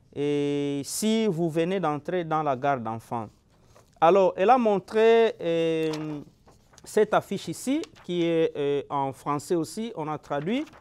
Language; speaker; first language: French; non-native, local second language; Lingala